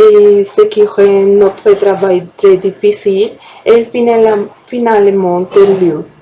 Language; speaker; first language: French; non-native, learner; Spanish